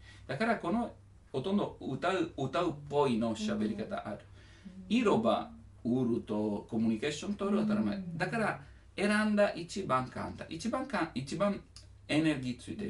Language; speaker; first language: Japanese; non-native, learner; Italian